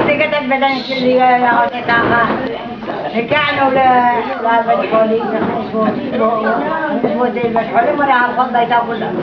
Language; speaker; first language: Hebrew; non-native, learner; Arabic